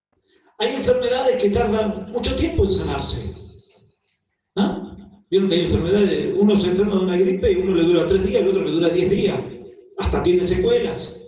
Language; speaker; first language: Spanish; native; Spanish